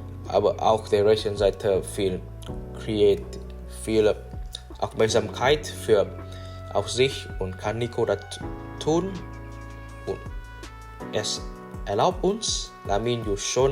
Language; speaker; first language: German; non-native, learner; English